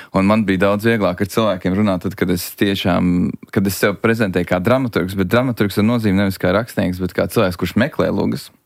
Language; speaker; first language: Latvian; native; Latvian